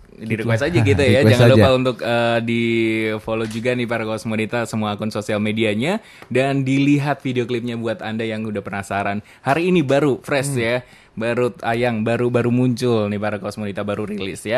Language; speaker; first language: Indonesian; native; Indonesian